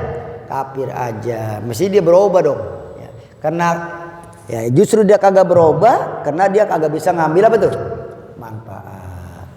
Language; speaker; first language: Malay; native; Malay